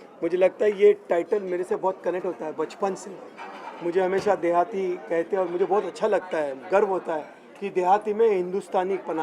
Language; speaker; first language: Hindi; native; Hindi